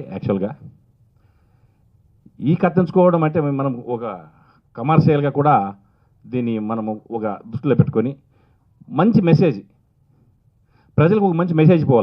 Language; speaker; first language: Telugu; native; Telugu